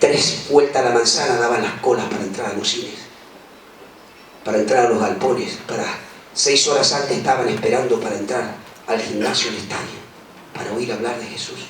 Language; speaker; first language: Spanish; native; Spanish